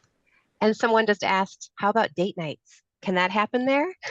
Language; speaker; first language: English; native; English